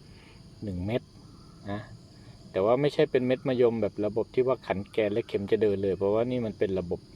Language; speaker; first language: Thai; native; Thai